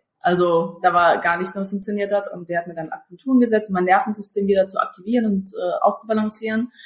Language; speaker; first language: German; early bilingual, other home language; Russian